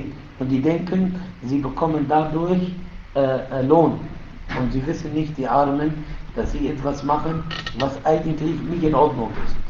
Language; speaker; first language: German; non-native, fluent; Arabic